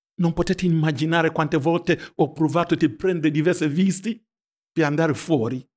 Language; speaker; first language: Italian; non-native, fluent; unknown